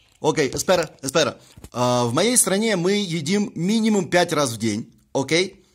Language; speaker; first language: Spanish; non-native, learner; Russian